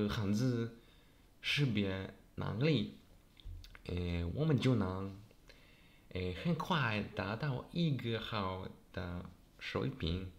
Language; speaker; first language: Chinese; non-native, learner; Polish